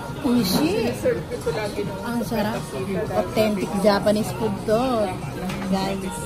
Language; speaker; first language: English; non-native, local second language; Filipino